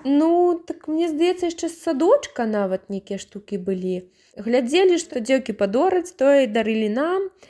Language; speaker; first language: Belarusian; native; Belarusian